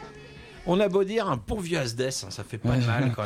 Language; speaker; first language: French; native; French